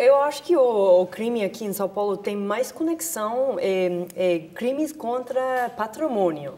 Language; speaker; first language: Portuguese; non-native, fluent; English